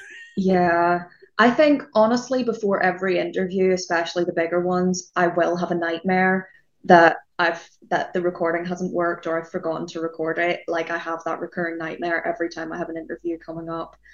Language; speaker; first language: English; native; English